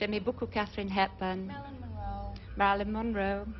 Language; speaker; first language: French; non-native, learner; English